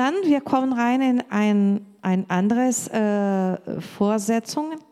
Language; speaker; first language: German; non-native, learner; Portuguese